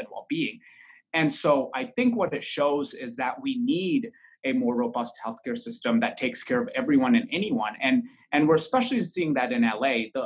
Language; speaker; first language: English; native; English